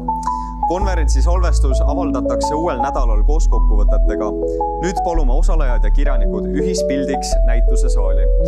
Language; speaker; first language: Estonian; native; Estonian